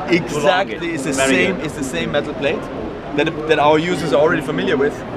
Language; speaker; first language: English; non-native, fluent; German